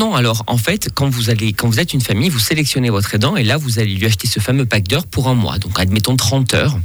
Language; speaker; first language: French; native; French